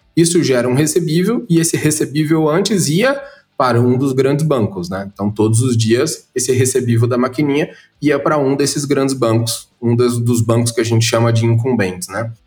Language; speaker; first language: Portuguese; native; Portuguese